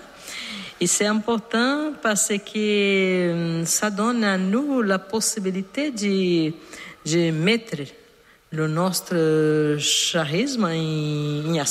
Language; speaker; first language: French; non-native, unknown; Portuguese